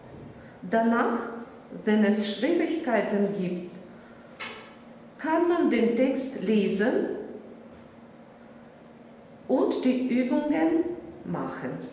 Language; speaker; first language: German; non-native, fluent; Russian